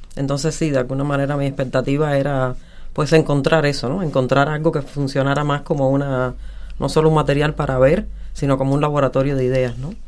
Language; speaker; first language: Spanish; native; Spanish